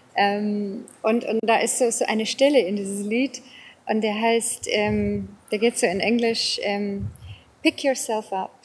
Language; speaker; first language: German; non-native, fluent; English